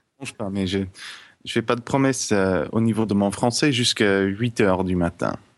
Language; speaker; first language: French; non-native, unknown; English